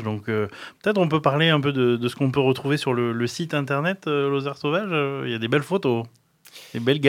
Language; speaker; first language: French; native; French